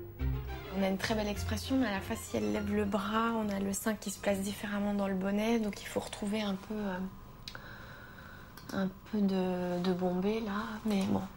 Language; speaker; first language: French; native; French